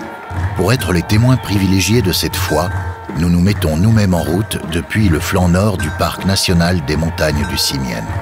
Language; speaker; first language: French; native; French